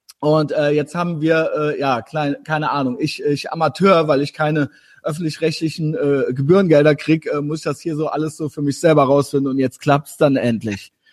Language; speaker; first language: German; native; German